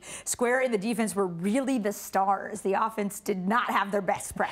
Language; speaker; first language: English; native; English